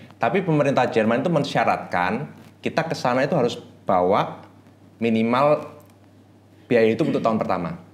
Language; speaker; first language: Indonesian; native; Indonesian